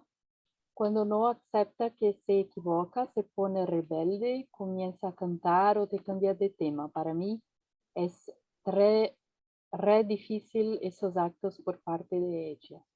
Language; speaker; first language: Spanish; non-native, fluent; Portuguese